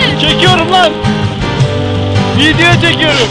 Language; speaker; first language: Turkish; native; Turkish